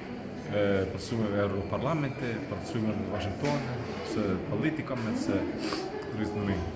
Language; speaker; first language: Ukrainian; non-native, learner; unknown